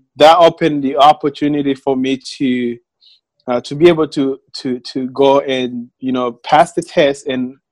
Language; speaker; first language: English; non-native, local second language; Kinyarwanda